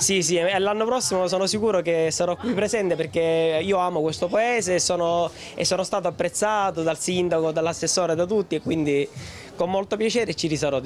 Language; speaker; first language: Italian; native; Italian